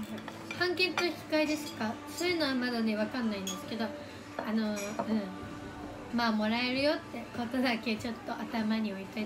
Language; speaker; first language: Japanese; native; Japanese